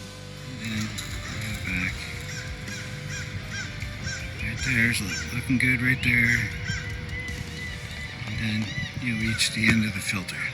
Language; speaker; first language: English; native; English